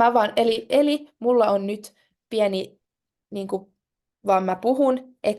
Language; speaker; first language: Finnish; non-native, local second language; Swedish